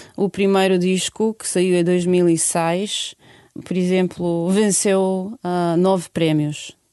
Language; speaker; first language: Portuguese; non-native, fluent; Bosnian